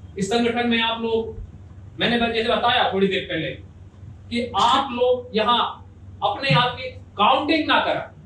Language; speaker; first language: Hindi; native; Hindi